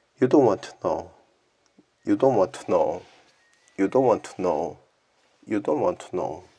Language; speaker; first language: English; non-native, learner; Korean